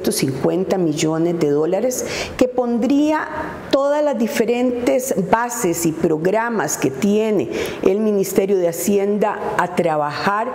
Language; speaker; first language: Spanish; native; Spanish